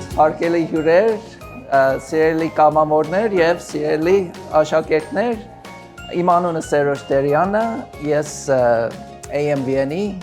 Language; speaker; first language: Armenian; early bilingual, heritage; Armenian